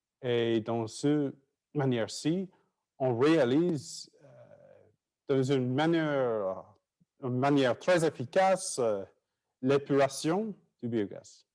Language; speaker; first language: French; non-native, fluent; English